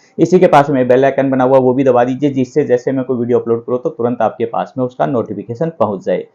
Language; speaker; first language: Hindi; native; Hindi